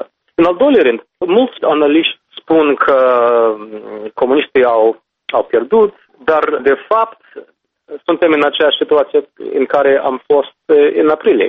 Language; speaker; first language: Romanian; non-native, fluent; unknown